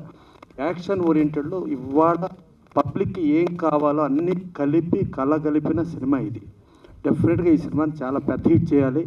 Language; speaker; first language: Telugu; native; Telugu